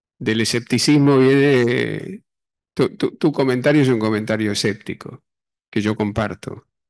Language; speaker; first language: Spanish; native; Spanish